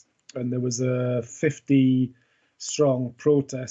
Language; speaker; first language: English; native; English